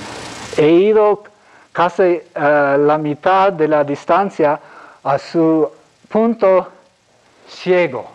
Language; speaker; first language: Spanish; non-native, fluent; English